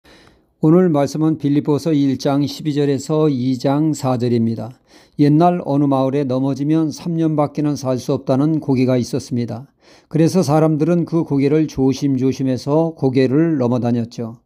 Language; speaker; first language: Korean; native; Korean